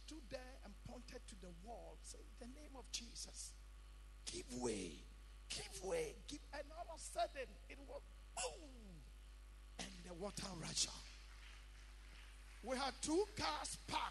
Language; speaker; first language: English; non-native, local second language; Akan